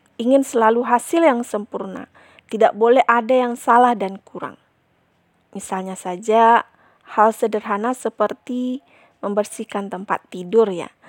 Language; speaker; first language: Indonesian; non-native, local second language; Minangkabau